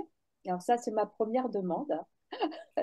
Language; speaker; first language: French; native; French